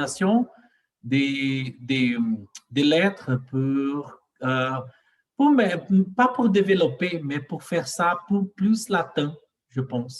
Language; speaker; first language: French; non-native, fluent; Portuguese